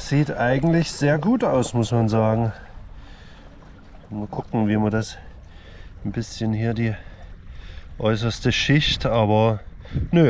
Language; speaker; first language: German; native; German